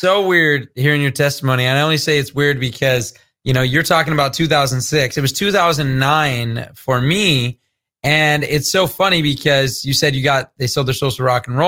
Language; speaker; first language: English; native; English